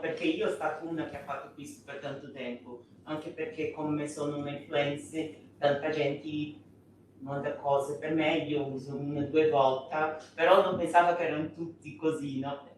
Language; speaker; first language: Italian; non-native, fluent; Portuguese